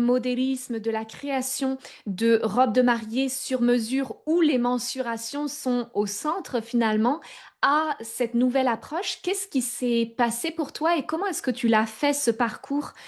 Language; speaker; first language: French; native; French